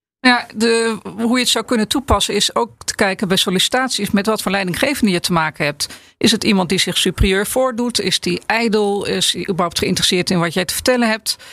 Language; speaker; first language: Dutch; native; Dutch